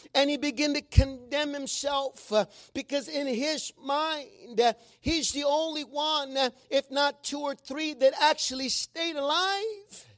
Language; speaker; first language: English; non-native, fluent; Spanish